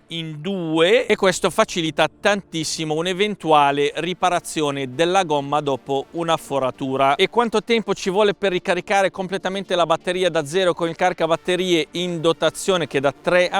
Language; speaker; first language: Italian; native; Italian